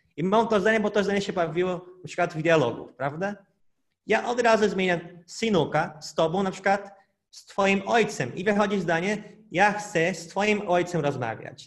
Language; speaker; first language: Polish; non-native, fluent; Portuguese